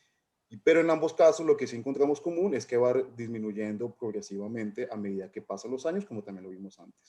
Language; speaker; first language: Spanish; native; Spanish